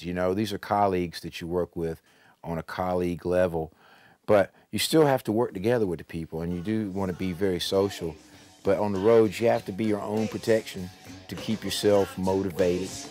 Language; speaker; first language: English; native; English